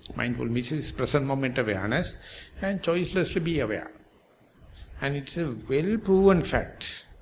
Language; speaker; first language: English; non-native, local second language; Sinhala